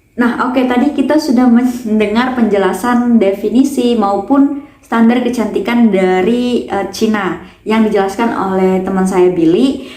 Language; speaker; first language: Indonesian; native; Indonesian